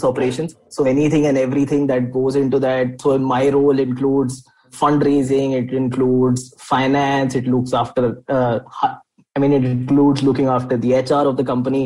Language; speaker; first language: English; non-native, local second language; Hindi